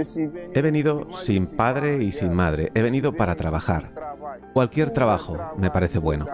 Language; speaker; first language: Spanish; native; Spanish